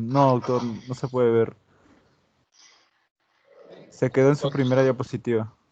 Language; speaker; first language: Spanish; native; Spanish